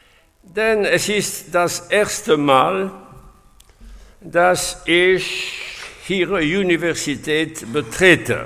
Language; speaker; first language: German; non-native, fluent; French